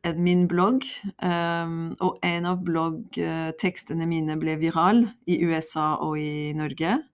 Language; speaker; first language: Norwegian; non-native, fluent; French